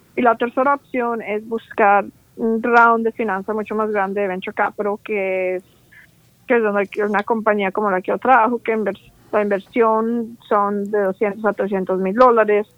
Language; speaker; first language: Spanish; native; Spanish